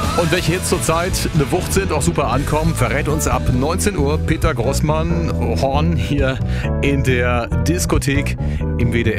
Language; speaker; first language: German; native; German